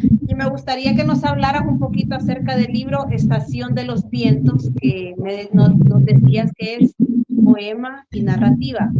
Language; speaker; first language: Spanish; native; Spanish